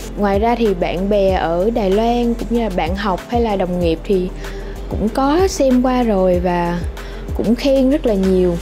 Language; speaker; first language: Vietnamese; native; Vietnamese